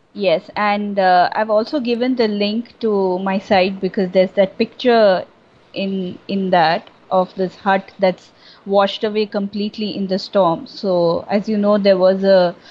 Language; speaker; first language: English; non-native, local second language; Bangla